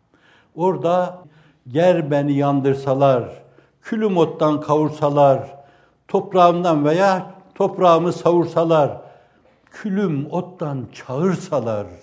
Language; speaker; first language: Turkish; native; Turkish